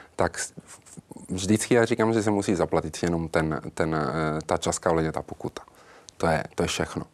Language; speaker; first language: Czech; non-native, learner; Italian